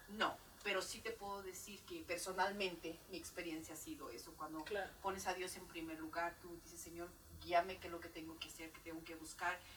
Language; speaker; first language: Spanish; native; Spanish